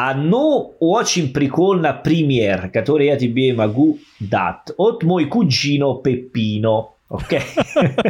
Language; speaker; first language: Russian; non-native, fluent; Italian